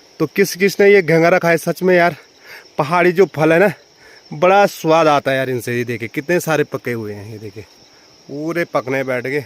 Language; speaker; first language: Hindi; non-native, local second language; Garhwali